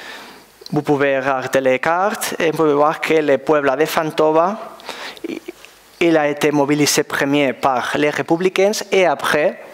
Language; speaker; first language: French; non-native, learner; Spanish